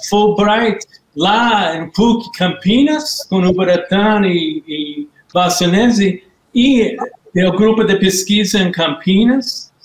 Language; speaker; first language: Portuguese; non-native, learner; English